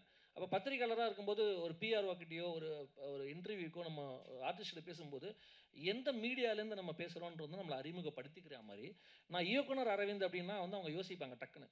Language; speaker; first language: Tamil; native; Tamil